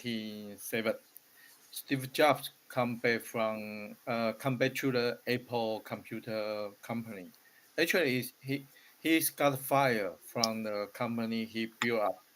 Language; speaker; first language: English; non-native, learner; Chinese